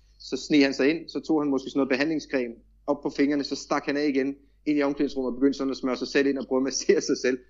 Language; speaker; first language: Danish; native; Danish